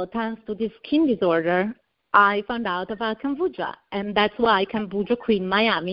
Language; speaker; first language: English; non-native, fluent; Italian